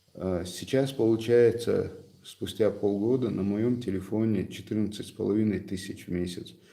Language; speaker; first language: Russian; non-native, local second language; Chechen